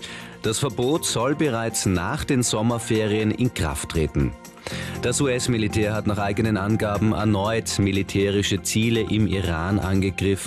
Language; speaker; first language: German; native; German